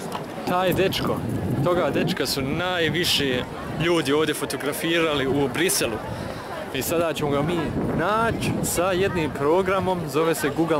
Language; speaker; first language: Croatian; early bilingual, heritage; Croatian